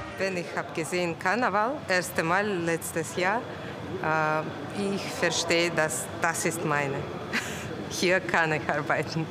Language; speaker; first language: German; non-native, learner; Russian